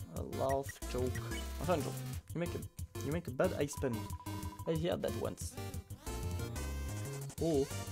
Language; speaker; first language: English; non-native, learner; French